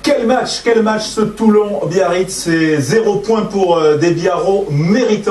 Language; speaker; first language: French; native; French